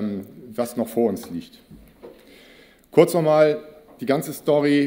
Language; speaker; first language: German; native; German